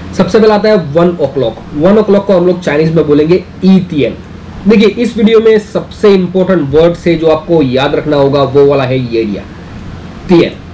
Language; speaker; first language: Hindi; native; Hindi